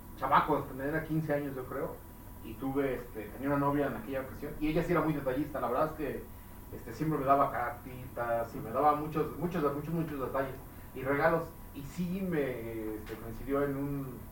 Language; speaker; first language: Spanish; native; Spanish